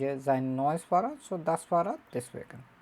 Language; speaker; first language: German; non-native, fluent; Bangla